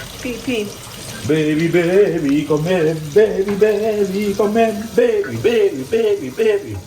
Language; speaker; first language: Italian; native; Italian